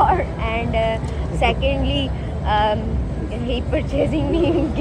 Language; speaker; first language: English; non-native, learner; Urdu